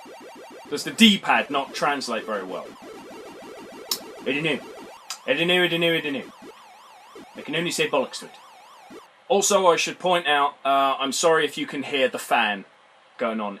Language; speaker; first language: English; native; English